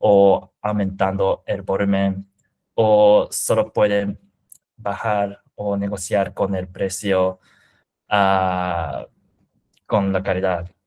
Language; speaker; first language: Spanish; non-native, fluent; Japanese